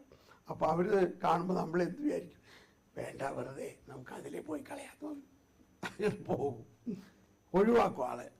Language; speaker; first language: Malayalam; native; Malayalam